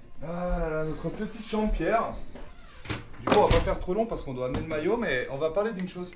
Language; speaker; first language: French; native; French